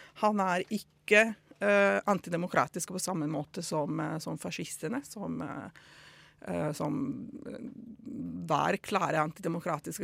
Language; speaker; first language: Norwegian; non-native, fluent; Italian